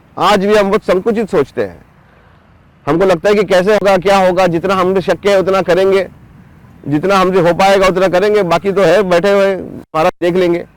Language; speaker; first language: Hindi; non-native, local second language; Marathi